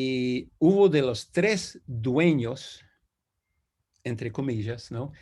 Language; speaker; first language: Spanish; non-native, fluent; English